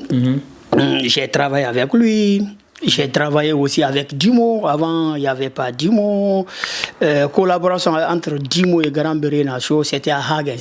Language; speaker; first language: French; non-native, local second language; Susu